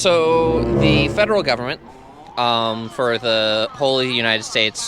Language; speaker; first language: English; native; English